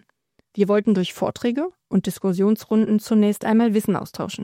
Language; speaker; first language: German; native; German